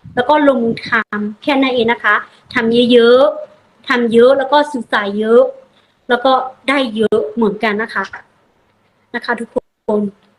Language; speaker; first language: Thai; non-native, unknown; Burmese